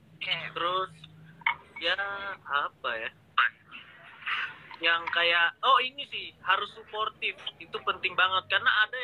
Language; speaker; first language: Indonesian; native; Indonesian